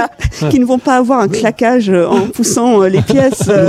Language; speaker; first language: French; native; French